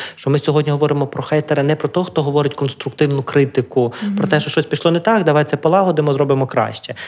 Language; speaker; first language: Ukrainian; native; Ukrainian